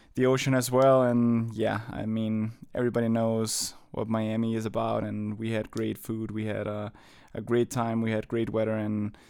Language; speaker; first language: English; non-native, fluent; German